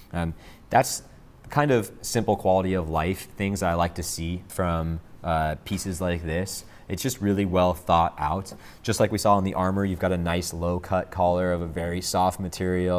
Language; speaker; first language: English; native; English